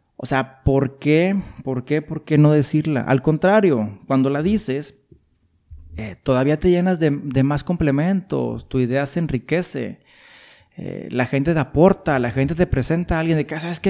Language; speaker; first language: Spanish; native; Spanish